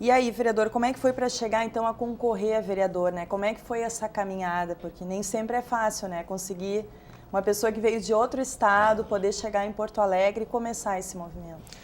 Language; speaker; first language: Portuguese; native; Portuguese